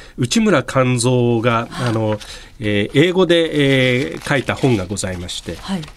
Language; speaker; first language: Japanese; native; Japanese